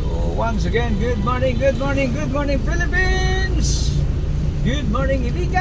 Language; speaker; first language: English; non-native, local second language; Cebuano